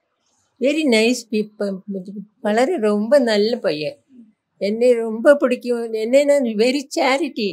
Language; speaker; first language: Tamil; non-native, learner; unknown